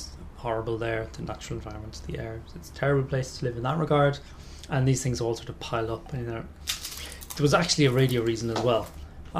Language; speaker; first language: English; native; English